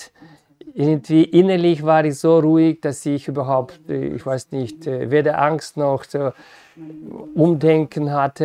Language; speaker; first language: German; non-native, fluent; Ukrainian